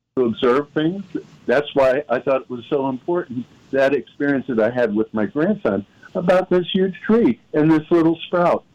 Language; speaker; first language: English; native; English